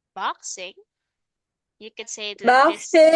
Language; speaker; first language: English; non-native, fluent; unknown